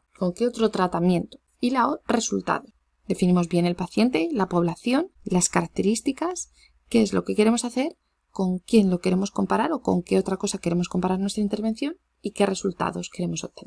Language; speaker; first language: Spanish; native; Spanish